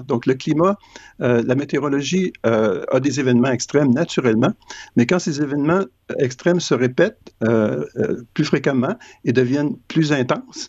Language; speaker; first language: French; native; French